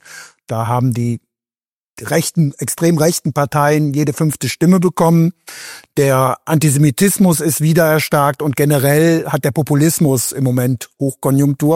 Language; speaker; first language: German; native; German